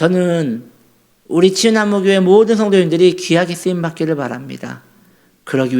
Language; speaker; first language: Korean; native; Korean